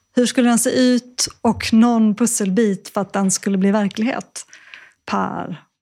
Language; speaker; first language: Swedish; native; Swedish